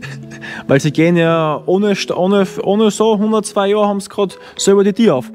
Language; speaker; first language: German; native; German